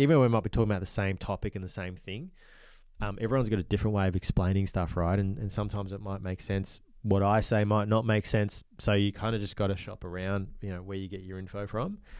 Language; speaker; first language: English; native; English